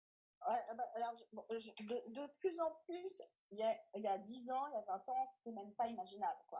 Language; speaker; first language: French; native; French